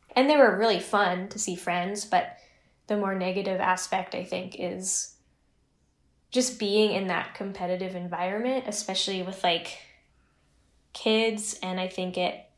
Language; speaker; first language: English; native; English